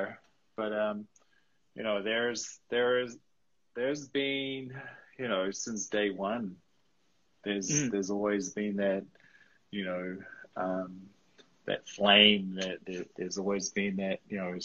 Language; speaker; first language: English; native; English